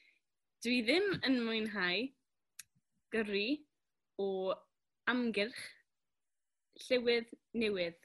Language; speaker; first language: Welsh; non-native, learner; English